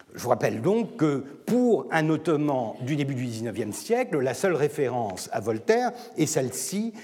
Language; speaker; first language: French; non-native, fluent; Turkish